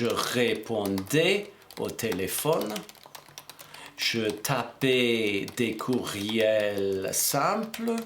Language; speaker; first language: French; non-native, fluent; English